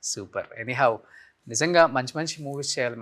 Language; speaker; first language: Telugu; native; Telugu